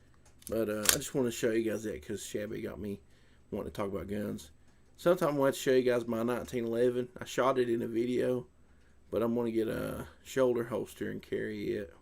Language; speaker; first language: English; native; English